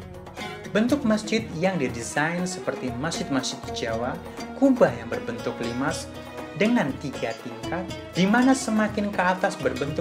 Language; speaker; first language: Indonesian; native; Indonesian